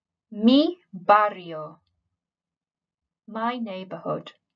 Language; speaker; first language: English; native; English